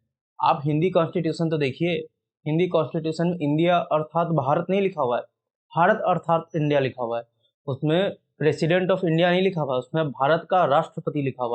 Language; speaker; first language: Hindi; native; Hindi